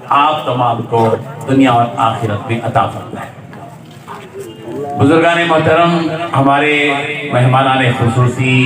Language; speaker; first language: Urdu; native; Urdu